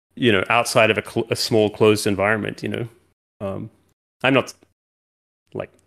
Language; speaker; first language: English; native; English